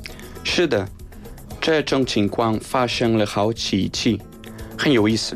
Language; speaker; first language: Chinese; non-native, learner; Spanish